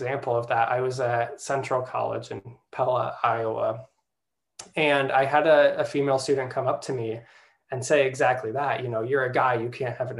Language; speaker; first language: English; native; English